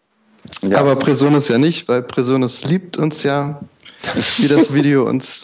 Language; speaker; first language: German; native; German